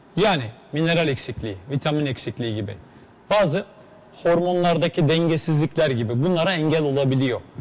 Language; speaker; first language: Turkish; native; Turkish